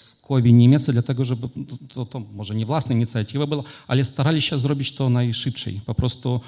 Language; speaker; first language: Polish; non-native, fluent; Ukrainian